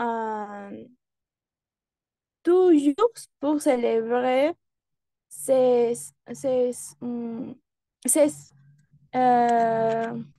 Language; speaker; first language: French; non-native, learner; Spanish